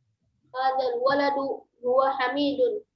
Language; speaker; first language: Arabic; non-native, learner; Indonesian